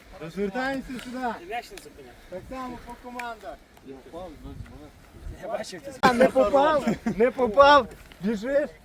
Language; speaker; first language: Ukrainian; native; Ukrainian